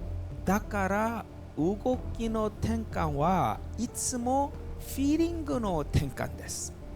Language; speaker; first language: Japanese; non-native, learner; Korean